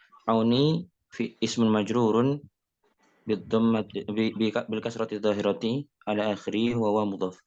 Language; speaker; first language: Arabic; non-native, learner; Indonesian